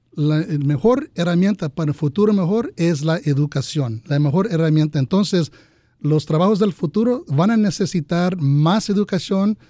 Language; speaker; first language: Spanish; early bilingual, heritage; Spanish